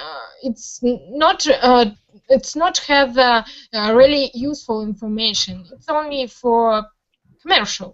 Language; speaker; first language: English; non-native, learner; Russian